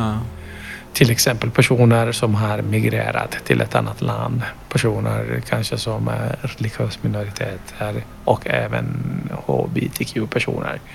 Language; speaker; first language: Swedish; non-native, fluent; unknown